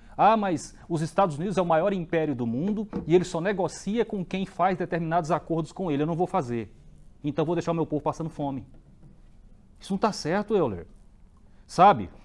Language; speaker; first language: Portuguese; native; Portuguese